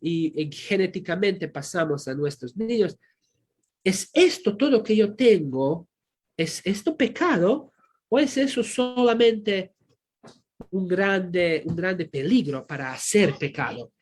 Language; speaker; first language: Spanish; non-native, fluent; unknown